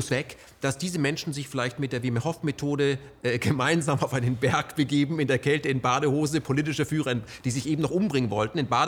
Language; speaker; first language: German; native; German